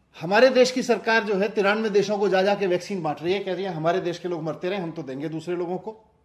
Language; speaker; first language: Hindi; native; Hindi